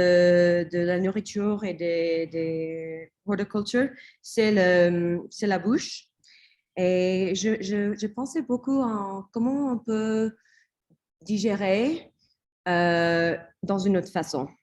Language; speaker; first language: French; non-native, learner; English